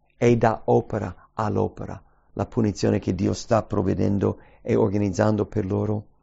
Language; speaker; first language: Italian; early bilingual, heritage; English